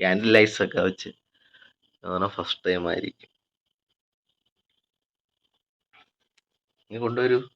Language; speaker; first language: Malayalam; native; Malayalam